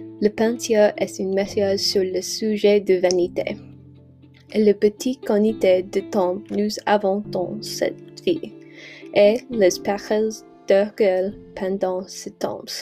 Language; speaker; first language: French; non-native, learner; English